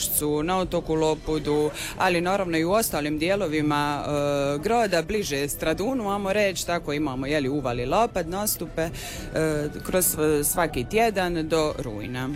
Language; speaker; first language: Serbian; native; Serbian